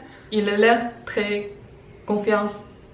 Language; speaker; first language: French; non-native, learner; Chinese